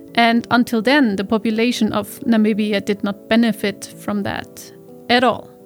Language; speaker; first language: English; non-native, fluent; German